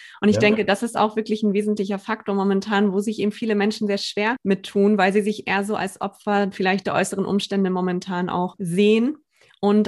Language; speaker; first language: German; native; German